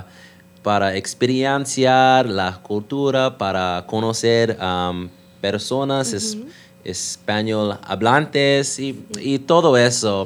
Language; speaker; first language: Spanish; non-native, learner; English